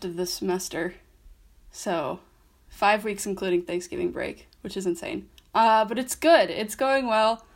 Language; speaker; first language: English; native; English